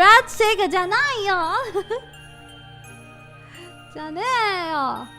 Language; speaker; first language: Japanese; non-native, learner; English